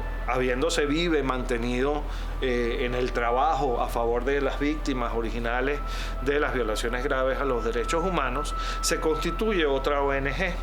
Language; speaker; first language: Spanish; native; Spanish